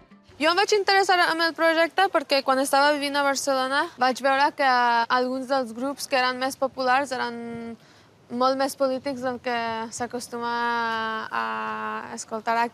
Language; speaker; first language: Catalan; non-native, fluent; English